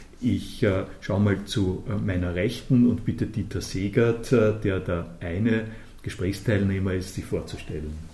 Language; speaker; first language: German; native; German